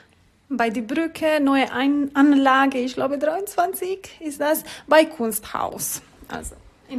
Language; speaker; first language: German; non-native, learner; Romanian